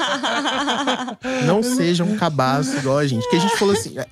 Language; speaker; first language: Portuguese; native; Portuguese